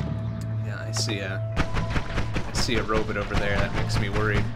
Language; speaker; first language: English; native; English